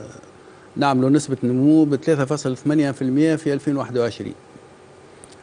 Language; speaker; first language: Arabic; native; Arabic